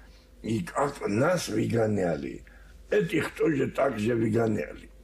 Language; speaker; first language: Russian; non-native, learner; Georgian